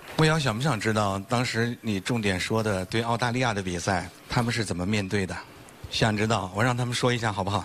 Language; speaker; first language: Chinese; native; Chinese